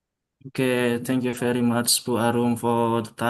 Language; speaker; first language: English; non-native, local second language; Javanese